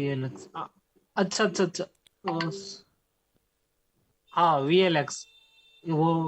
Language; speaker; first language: Hindi; native; Hindi